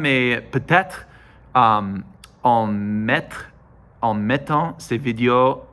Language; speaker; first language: French; non-native, learner; English